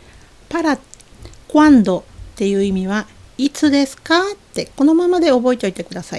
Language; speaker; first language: Japanese; non-native, fluent; Spanish